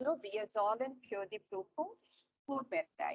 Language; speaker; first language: German; non-native, learner; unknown